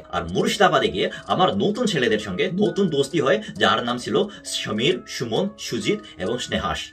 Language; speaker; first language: Bangla; non-native, fluent; Korean